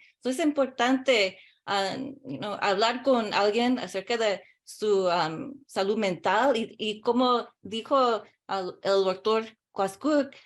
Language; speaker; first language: Spanish; early bilingual, heritage; English